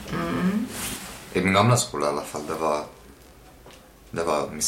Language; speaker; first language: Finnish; early bilingual, heritage; Finnish